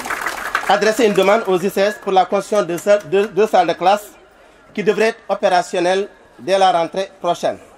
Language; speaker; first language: French; non-native, local second language; Wolof